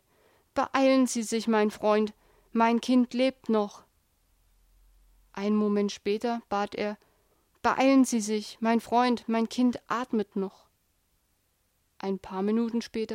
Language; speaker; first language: German; native; German